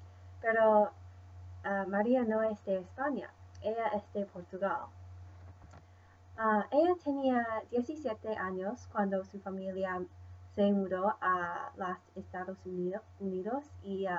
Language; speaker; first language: Spanish; non-native, learner; English